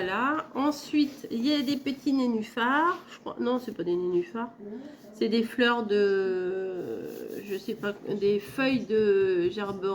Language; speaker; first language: French; native; French